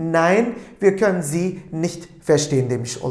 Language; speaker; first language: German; non-native, fluent; Turkish